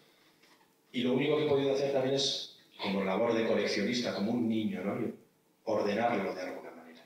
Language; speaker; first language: Spanish; native; Spanish